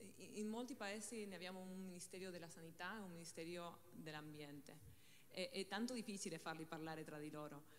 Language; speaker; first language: Italian; non-native, learner; Spanish